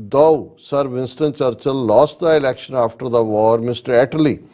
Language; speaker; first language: English; non-native, local second language; Punjabi